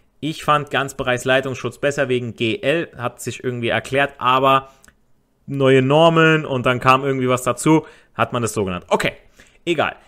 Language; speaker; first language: German; native; German